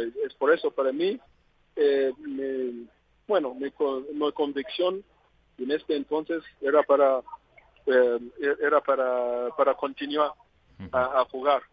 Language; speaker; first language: Spanish; non-native, learner; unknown